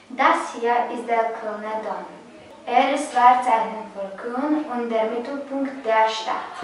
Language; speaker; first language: German; non-native, learner; Croatian